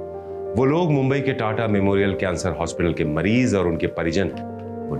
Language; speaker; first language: Hindi; native; Hindi